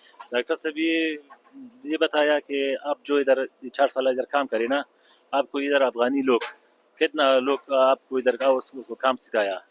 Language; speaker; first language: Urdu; non-native, learner; Pashto